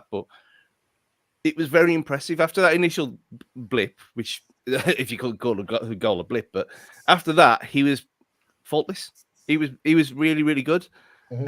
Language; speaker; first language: English; native; English